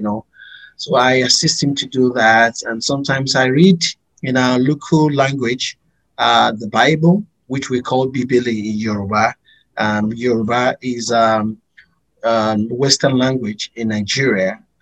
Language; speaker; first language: English; non-native, local second language; Yoruba